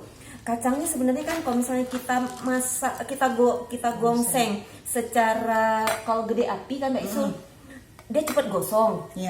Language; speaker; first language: Indonesian; native; Indonesian